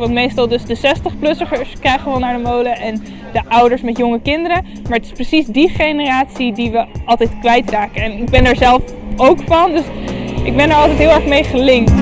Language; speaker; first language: Dutch; native; Dutch